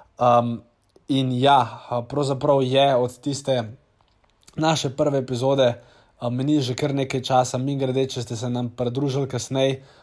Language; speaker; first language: Slovenian; native; Slovenian